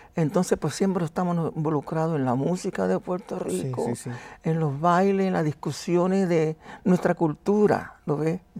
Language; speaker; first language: Spanish; native; Spanish